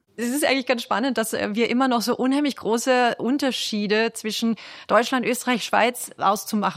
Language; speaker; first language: German; native; German